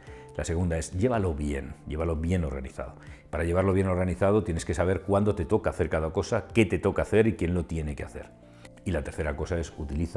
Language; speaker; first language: Spanish; native; Spanish